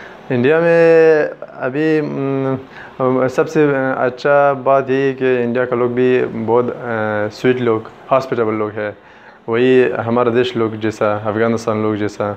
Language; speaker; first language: Hindi; non-native, fluent; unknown